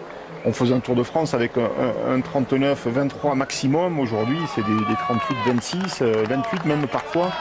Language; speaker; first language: French; native; French